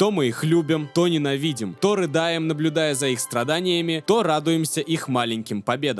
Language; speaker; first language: Russian; native; Russian